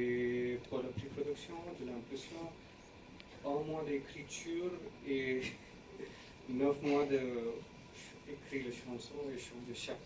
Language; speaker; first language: French; non-native, learner; English